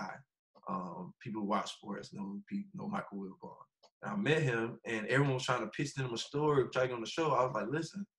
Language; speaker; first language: English; native; English